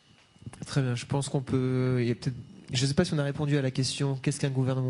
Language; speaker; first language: French; native; French